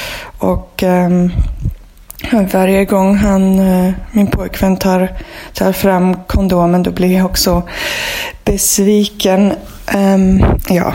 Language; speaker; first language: Swedish; non-native, fluent; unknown